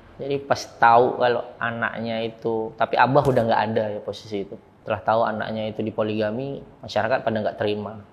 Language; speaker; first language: Indonesian; early bilingual, heritage; Indonesian